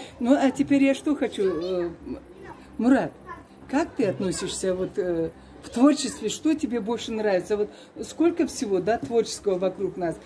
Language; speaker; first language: Russian; non-native, local second language; Karachay-Balkar